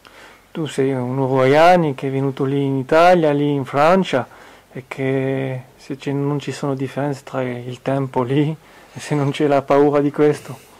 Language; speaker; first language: Italian; non-native, fluent; French